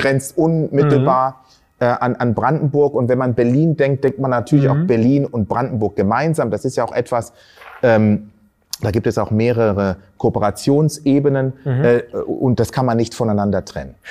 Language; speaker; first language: German; early bilingual, other home language; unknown